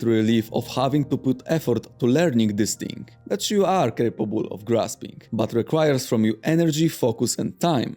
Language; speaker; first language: English; non-native, fluent; Polish